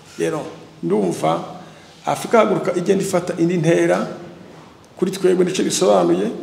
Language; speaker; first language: Kinyarwanda; native; Kinyarwanda